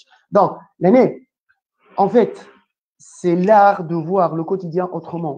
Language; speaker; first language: French; non-native, local second language; Arabic